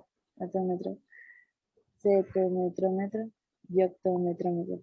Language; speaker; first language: Spanish; native; Spanish